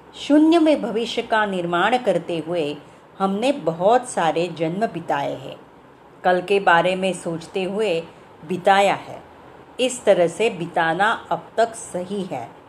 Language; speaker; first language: Hindi; non-native, local second language; Marathi